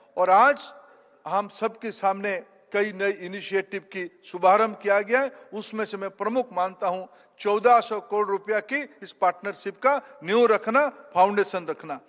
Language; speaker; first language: Hindi; non-native, local second language; Odia